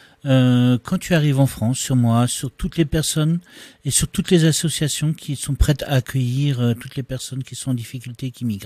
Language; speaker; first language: French; native; French